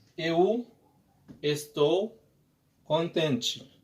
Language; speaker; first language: Portuguese; non-native, learner; Haitian Creole